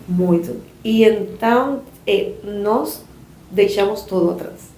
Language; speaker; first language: Portuguese; non-native, learner; Spanish